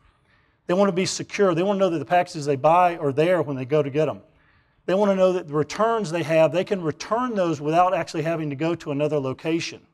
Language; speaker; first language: English; native; English